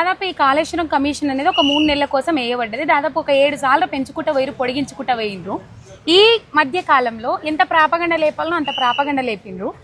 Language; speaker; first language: Telugu; native; Telugu